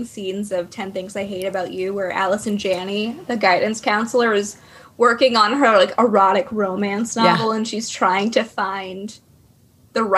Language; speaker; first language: English; native; English